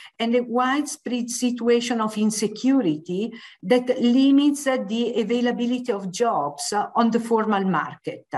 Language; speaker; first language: English; non-native, fluent; Italian